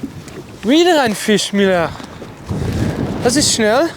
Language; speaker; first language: German; non-native, learner; Dutch